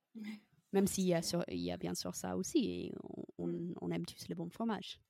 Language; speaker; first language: French; non-native, fluent; English